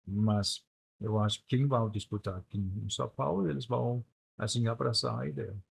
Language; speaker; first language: Portuguese; non-native, fluent; Danish